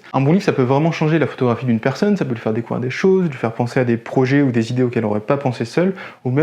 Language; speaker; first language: French; native; French